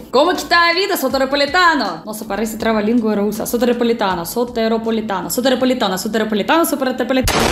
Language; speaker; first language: Portuguese; non-native, fluent; Russian